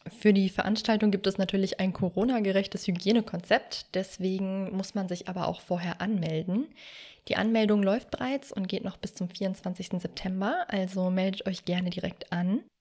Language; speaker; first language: German; native; German